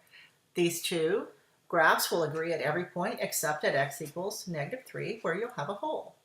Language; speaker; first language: English; native; English